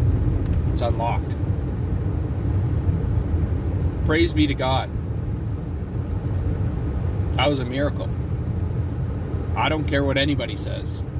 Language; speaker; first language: English; native; English